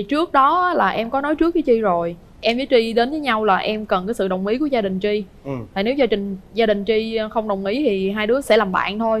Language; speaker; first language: Vietnamese; native; Vietnamese